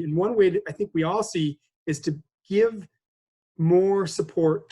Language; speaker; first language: English; native; English